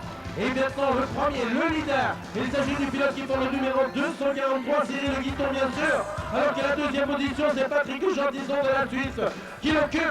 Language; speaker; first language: French; native; French